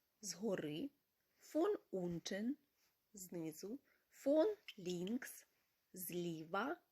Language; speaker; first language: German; non-native, fluent; Ukrainian